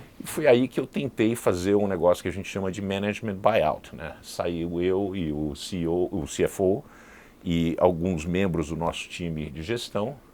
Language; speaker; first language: Portuguese; early bilingual, heritage; Portuguese